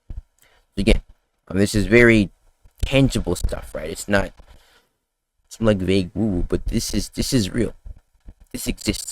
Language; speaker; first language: English; native; English